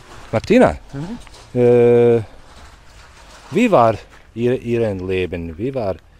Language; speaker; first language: German; non-native, learner; Serbian